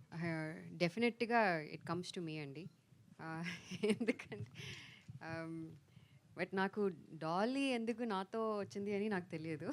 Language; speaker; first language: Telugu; non-native, fluent; Tamil